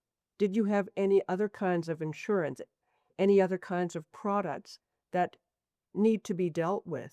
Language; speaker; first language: English; native; English